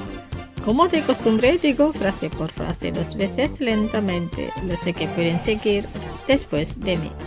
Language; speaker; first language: Spanish; non-native, fluent; Indonesian